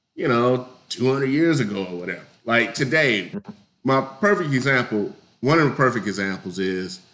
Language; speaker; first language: English; native; English